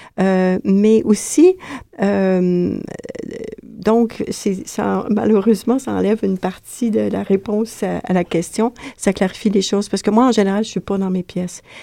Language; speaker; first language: French; native; French